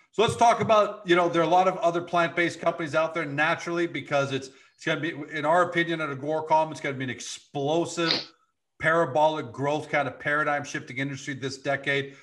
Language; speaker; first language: English; native; English